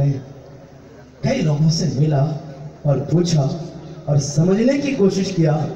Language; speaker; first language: Hindi; native; Hindi